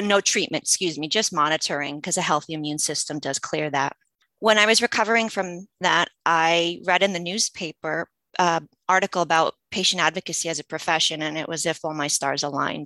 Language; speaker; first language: English; early bilingual, other home language; Polish